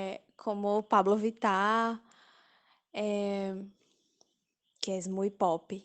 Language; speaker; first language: Spanish; non-native, learner; Portuguese